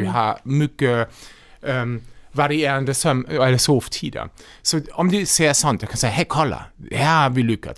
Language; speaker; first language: Swedish; non-native, fluent; German